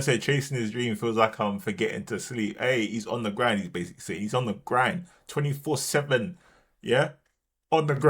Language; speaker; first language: English; native; English